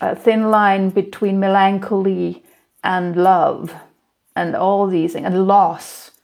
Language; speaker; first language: English; non-native, fluent; Danish